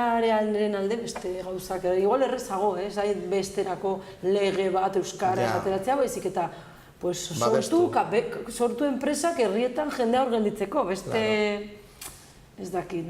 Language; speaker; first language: Basque; non-native, local second language; Spanish